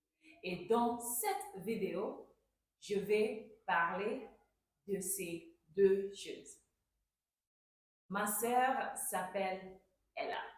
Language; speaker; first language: French; non-native, fluent; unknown